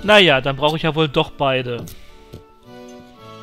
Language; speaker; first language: German; native; German